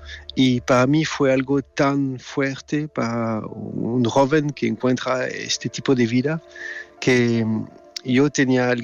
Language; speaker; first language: Spanish; non-native, fluent; French